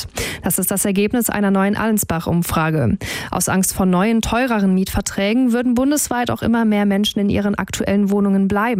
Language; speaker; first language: German; native; German